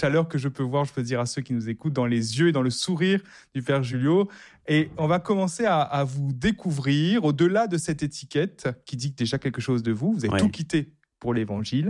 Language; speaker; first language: French; native; French